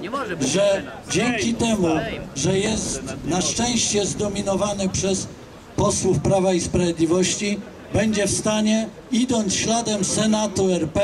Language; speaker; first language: Polish; native; Polish